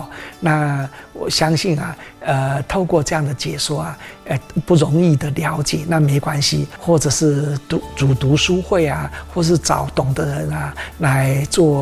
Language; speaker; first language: Chinese; native; Chinese